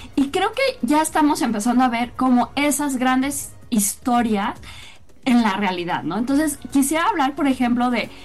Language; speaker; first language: Spanish; native; Spanish